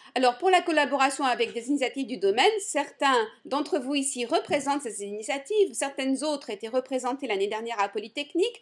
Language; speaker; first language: French; native; French